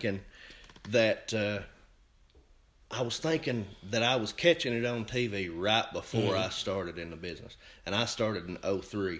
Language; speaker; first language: English; native; English